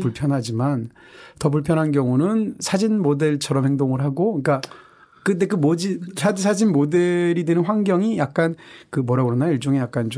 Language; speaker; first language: Korean; native; Korean